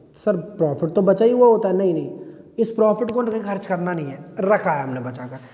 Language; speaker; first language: Hindi; native; Hindi